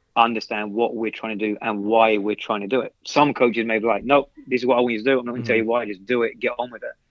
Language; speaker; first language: English; native; English